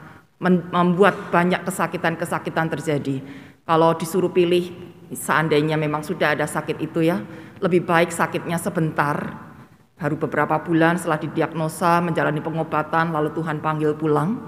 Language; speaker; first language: Indonesian; native; Indonesian